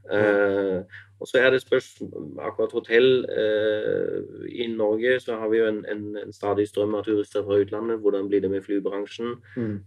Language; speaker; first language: Norwegian; non-native, fluent; German